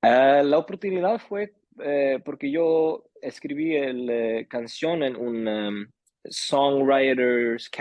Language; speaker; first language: Spanish; early bilingual, heritage; Swedish